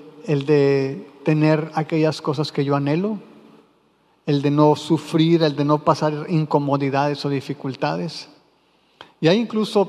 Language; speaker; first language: Spanish; native; Spanish